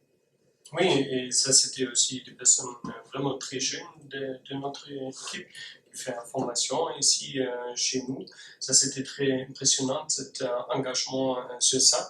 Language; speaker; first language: French; non-native, learner; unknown